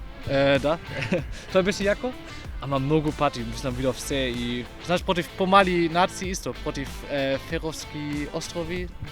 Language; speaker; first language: Macedonian; non-native, learner; German